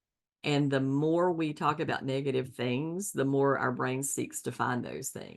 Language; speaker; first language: English; native; English